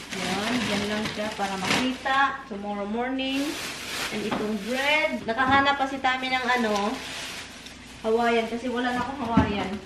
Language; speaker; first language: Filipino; non-native, local second language; Cebuano